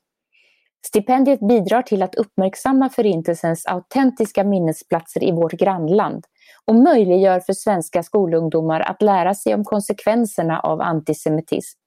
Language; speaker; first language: Swedish; native; Swedish